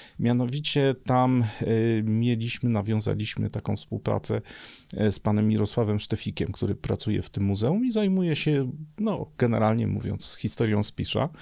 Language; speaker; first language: Polish; native; Polish